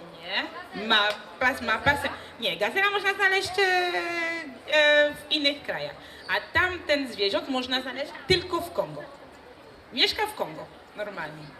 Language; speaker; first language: Polish; non-native, fluent; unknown